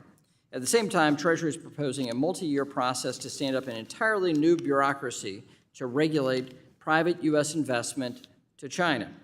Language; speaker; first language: English; native; English